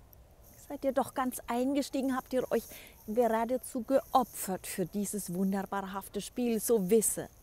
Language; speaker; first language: German; native; German